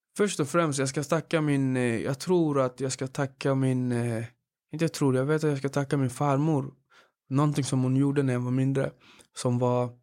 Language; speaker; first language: Swedish; early bilingual, other home language; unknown